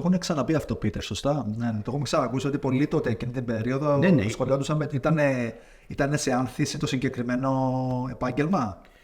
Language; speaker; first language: Greek; native; Greek